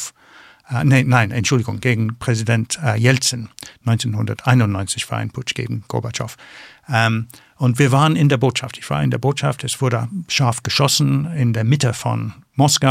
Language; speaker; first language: German; non-native, fluent; English